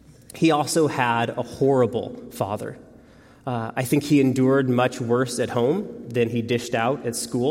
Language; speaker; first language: English; native; English